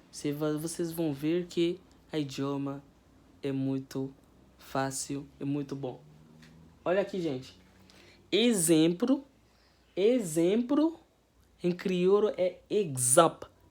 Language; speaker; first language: Portuguese; non-native, fluent; Haitian Creole